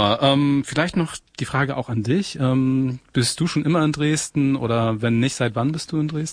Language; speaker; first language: German; native; German